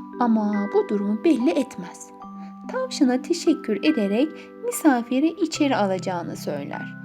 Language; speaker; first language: Turkish; native; Turkish